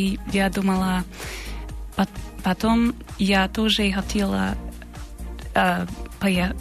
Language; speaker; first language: Russian; non-native, learner; English